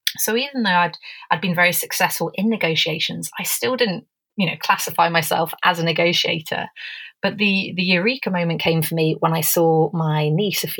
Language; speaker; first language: English; native; English